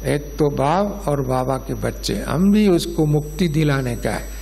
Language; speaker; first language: Hindi; non-native, local second language; Kannada